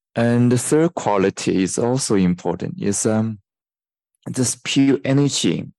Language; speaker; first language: English; non-native, fluent; Chinese